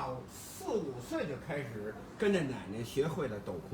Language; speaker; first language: Chinese; native; Chinese